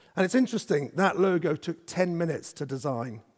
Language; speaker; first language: English; native; English